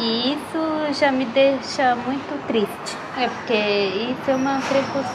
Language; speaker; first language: Portuguese; non-native, local second language; Guarani